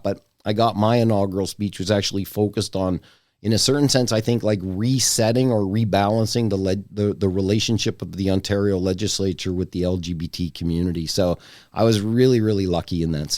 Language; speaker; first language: English; native; English